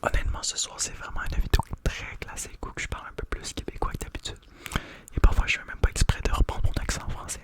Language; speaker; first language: French; native; French